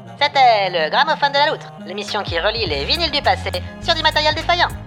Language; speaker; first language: French; native; French